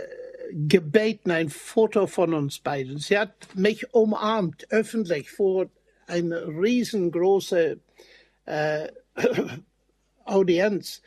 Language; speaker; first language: German; non-native, fluent; English